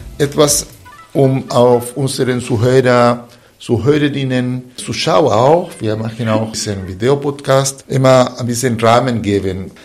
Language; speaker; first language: German; non-native, fluent; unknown